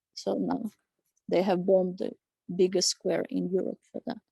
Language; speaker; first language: English; non-native, fluent; Ukrainian